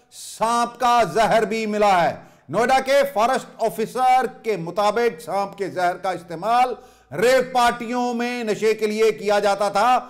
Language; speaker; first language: Hindi; native; Hindi